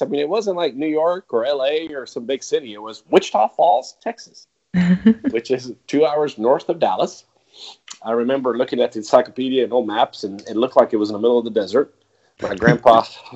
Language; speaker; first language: English; non-native, fluent; Italian